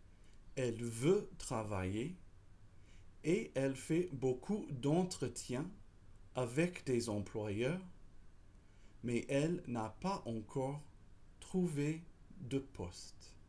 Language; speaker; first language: French; non-native, fluent; English